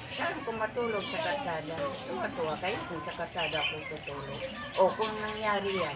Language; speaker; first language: Filipino; non-native, local second language; Cebuano